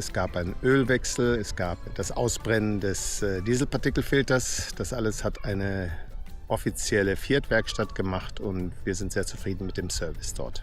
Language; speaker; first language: German; native; German